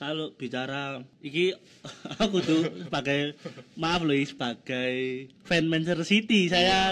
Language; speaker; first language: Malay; non-native, local second language; Javanese